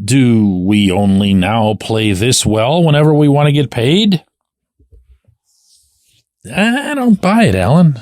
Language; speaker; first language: English; native; English